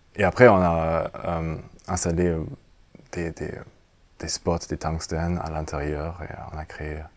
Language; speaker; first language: French; non-native, fluent; German